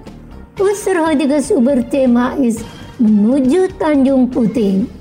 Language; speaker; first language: German; non-native, fluent; Indonesian